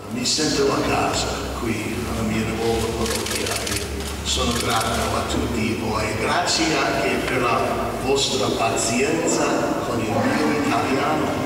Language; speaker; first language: Italian; non-native, learner; English